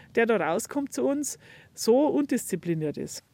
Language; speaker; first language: German; native; German